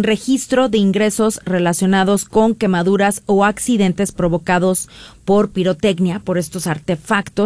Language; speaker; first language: Spanish; native; Spanish